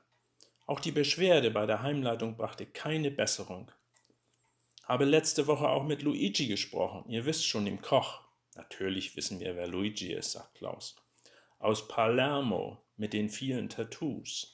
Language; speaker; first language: German; native; German